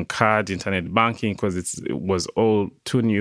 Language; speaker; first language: English; non-native, local second language; Kinyarwanda